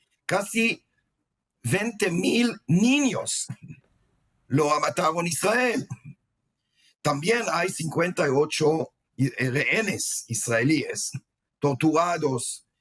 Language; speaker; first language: Spanish; non-native, fluent; Hebrew